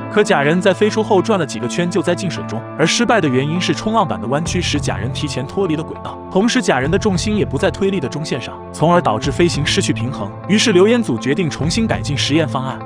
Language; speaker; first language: Chinese; native; Chinese